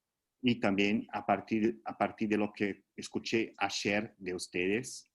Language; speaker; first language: Spanish; non-native, fluent; Portuguese